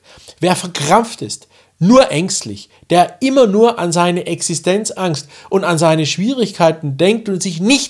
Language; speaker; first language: German; native; German